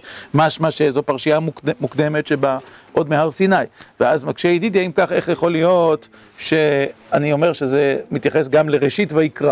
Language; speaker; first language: Hebrew; native; Hebrew